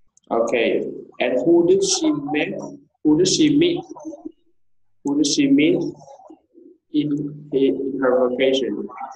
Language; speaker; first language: English; non-native, fluent; Vietnamese